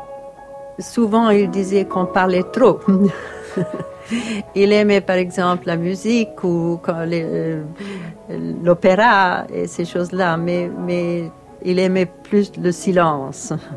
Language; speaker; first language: French; non-native, fluent; Italian